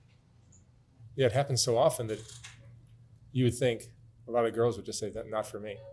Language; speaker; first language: English; native; English